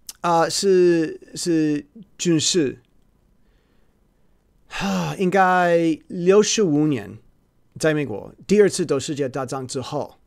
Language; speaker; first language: Chinese; non-native, learner; English